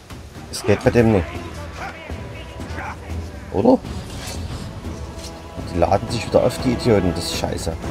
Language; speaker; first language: German; native; German